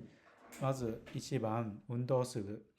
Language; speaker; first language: Japanese; non-native, learner; Cantonese